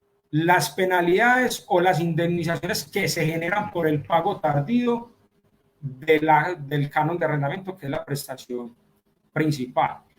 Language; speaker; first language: Spanish; native; Spanish